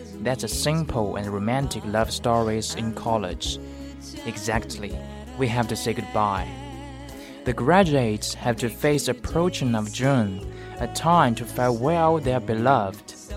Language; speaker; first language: English; non-native, fluent; Chinese